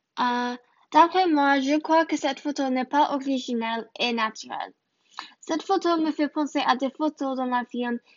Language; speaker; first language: French; non-native, learner; English